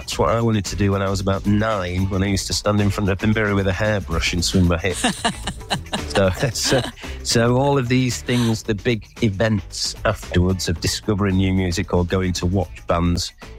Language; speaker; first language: English; native; English